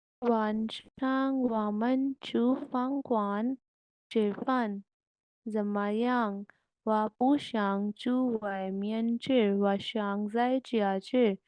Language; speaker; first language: Chinese; non-native, learner; Urdu